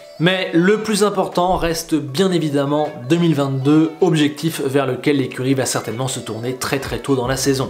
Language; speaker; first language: French; native; French